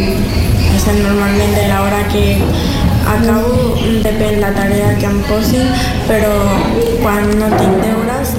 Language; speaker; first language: Catalan; non-native, learner; Spanish